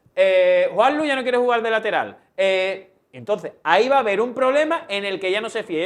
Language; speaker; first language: Spanish; native; Spanish